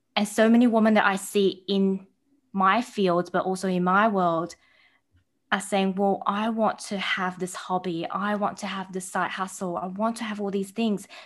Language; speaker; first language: English; early bilingual, other home language; Chinese